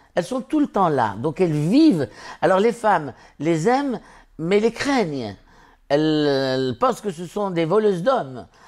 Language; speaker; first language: French; non-native, local second language; Arabic